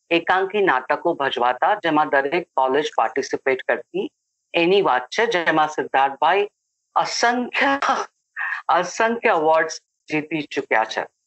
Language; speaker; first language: Gujarati; native; Gujarati